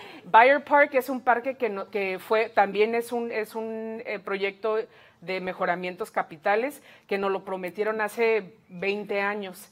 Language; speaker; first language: Spanish; early bilingual, heritage; Spanish